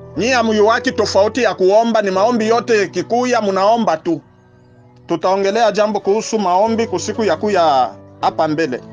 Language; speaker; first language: Swahili; native; Swahili